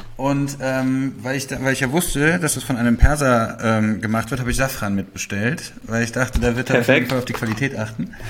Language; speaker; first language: German; early bilingual, other home language; Persian